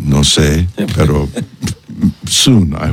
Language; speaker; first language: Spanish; non-native, learner; English